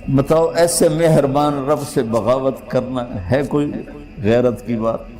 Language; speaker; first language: Urdu; non-native, local second language; Punjabi